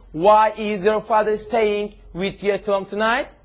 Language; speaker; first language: English; non-native, fluent; Turkish